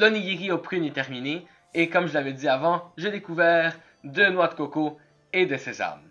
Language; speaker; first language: French; native; French